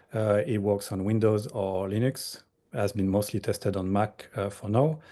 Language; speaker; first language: English; non-native, fluent; French